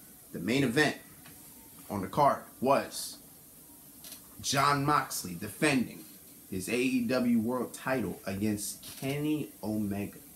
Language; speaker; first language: English; native; English